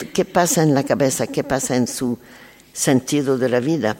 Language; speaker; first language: Spanish; non-native, learner; French